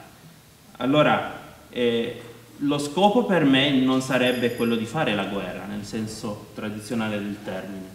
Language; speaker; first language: Italian; non-native, fluent; Maltese